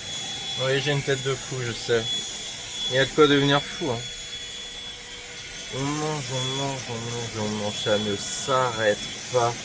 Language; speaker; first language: French; native; French